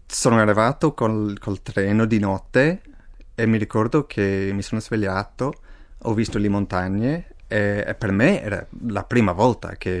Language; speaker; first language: Italian; non-native, fluent; English